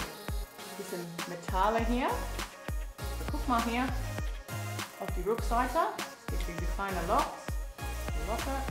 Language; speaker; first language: German; non-native, learner; English